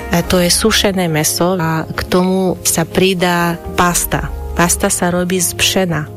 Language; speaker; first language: Slovak; non-native, fluent; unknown